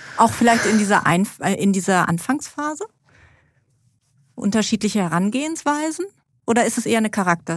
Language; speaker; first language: German; native; German